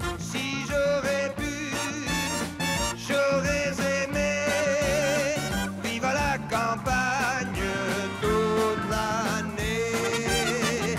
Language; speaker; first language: French; native; French